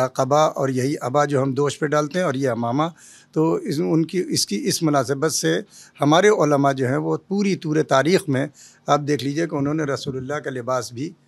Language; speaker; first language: Hindi; native; Hindi